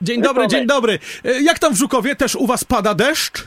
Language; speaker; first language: Polish; native; Polish